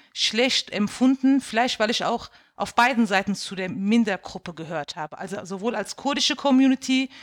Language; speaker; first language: German; early bilingual, other home language; Kurdish